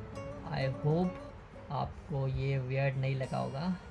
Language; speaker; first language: Hindi; native; Hindi